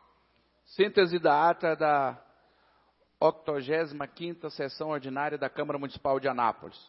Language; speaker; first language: Portuguese; native; Portuguese